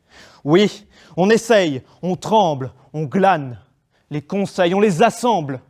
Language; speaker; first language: French; native; French